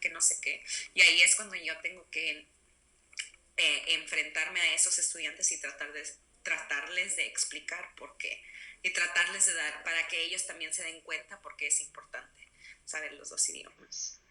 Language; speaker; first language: Spanish; early bilingual, other home language; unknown